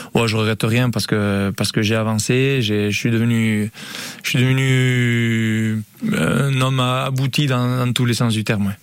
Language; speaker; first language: French; native; French